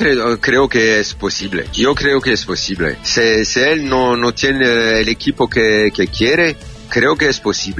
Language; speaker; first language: Spanish; non-native, learner; French